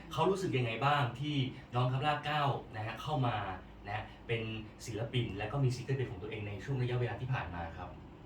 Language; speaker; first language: Thai; native; Thai